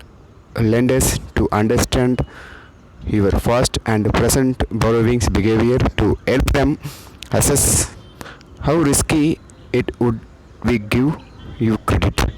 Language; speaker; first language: English; non-native, local second language; Tamil